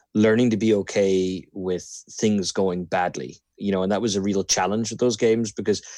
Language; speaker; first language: English; native; English